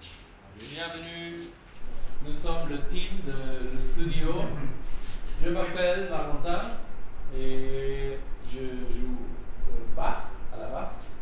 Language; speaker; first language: French; non-native, learner; German